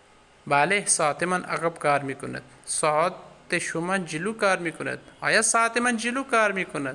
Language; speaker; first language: Persian; non-native, fluent; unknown